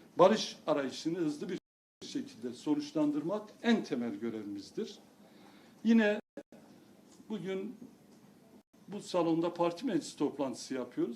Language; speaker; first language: Turkish; non-native, local second language; Kurdish